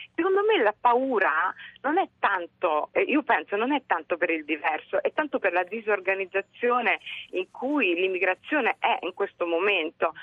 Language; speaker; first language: Italian; native; Italian